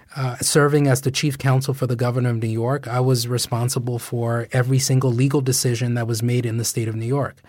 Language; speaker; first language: English; native; English